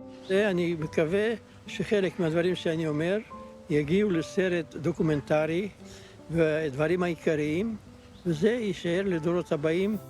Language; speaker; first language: Hebrew; non-native, fluent; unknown